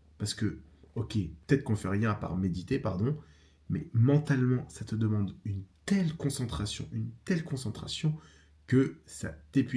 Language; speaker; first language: French; native; French